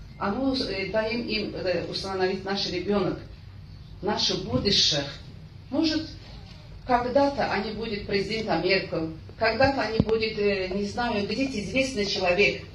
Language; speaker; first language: Russian; non-native, local second language; Azerbaijani